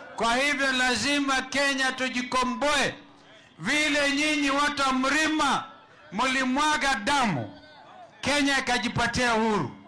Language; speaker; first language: Swahili; non-native, local second language; Kamba